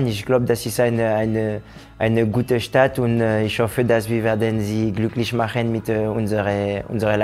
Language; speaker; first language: German; non-native, fluent; French